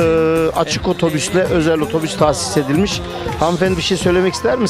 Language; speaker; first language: Turkish; native; Turkish